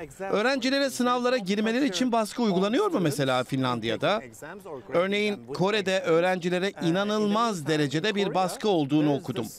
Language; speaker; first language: Turkish; native; Turkish